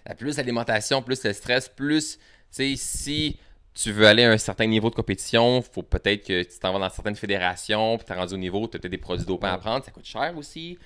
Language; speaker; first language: French; native; French